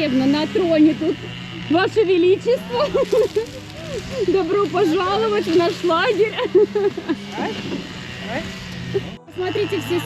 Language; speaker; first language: Russian; native; Russian